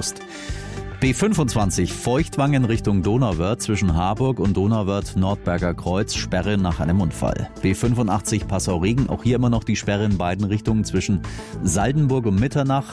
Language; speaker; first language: German; native; German